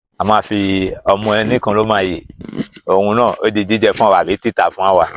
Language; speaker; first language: Yoruba; non-native, local second language; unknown